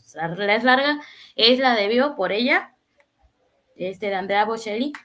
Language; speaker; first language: Spanish; native; Spanish